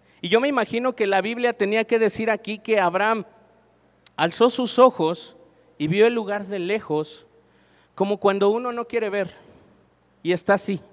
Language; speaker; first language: Spanish; native; Spanish